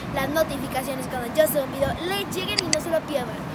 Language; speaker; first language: Spanish; native; Spanish